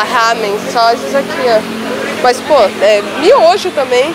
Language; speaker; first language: Portuguese; native; Portuguese